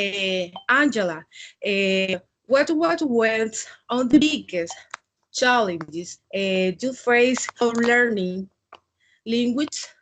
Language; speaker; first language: English; non-native, learner; Spanish